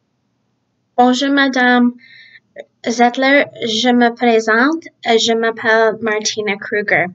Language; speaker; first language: French; early bilingual, other home language; Czech